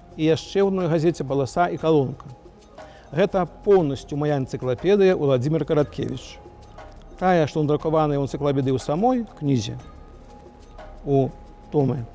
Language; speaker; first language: Belarusian; native; Belarusian